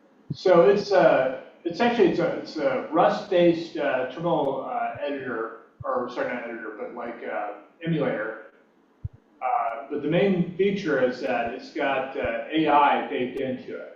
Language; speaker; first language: English; native; English